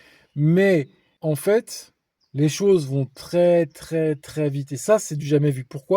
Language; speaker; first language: French; native; French